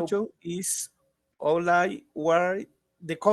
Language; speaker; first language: English; non-native, learner; Spanish